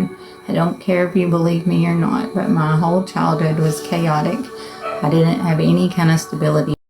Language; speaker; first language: English; native; English